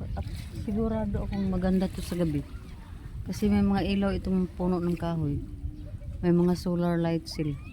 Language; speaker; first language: Filipino; non-native, local second language; Cebuano